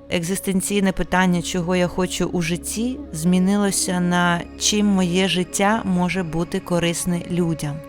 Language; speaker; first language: Ukrainian; non-native, local second language; Russian